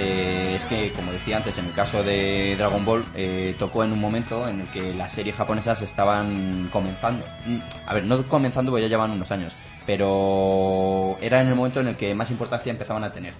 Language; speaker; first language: Spanish; native; Spanish